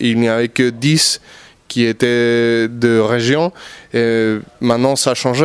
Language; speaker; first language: French; non-native, fluent; Spanish